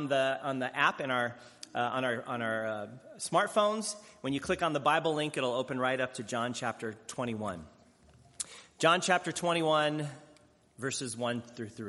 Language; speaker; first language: English; native; English